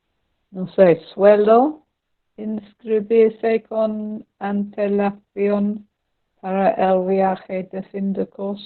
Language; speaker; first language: Spanish; non-native, learner; English